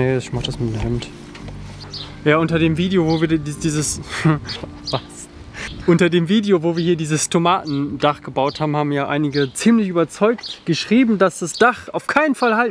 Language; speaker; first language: German; native; German